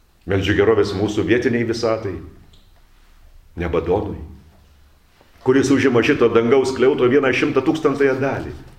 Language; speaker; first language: Lithuanian; native; Lithuanian